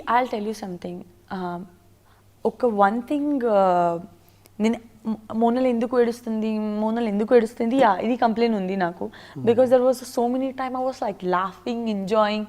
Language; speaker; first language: Telugu; non-native, learner; Gujarati